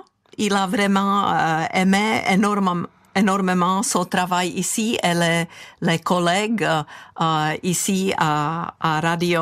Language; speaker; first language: French; non-native, fluent; Czech